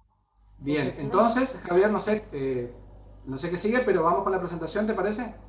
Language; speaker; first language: Spanish; native; Spanish